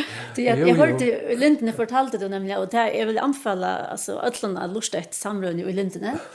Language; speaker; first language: Danish; non-native, local second language; Faroese